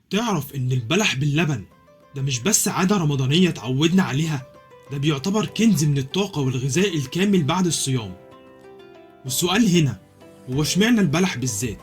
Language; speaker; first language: Arabic; native; Arabic